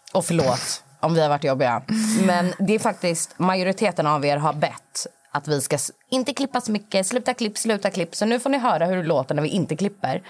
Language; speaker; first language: Swedish; native; Swedish